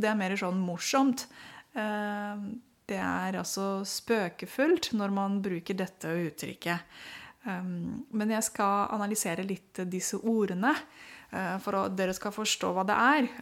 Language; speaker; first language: Norwegian; non-native, fluent; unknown